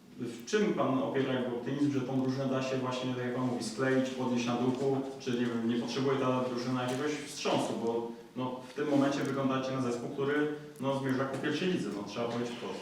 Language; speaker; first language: Polish; native; Polish